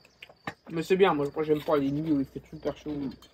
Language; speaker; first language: French; native; French